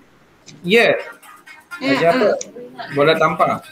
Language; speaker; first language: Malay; non-native, local second language; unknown